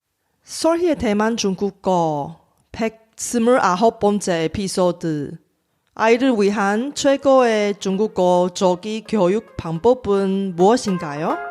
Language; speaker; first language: Korean; non-native, fluent; Chinese